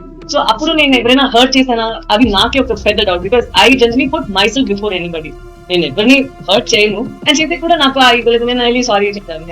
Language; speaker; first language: Telugu; non-native, fluent; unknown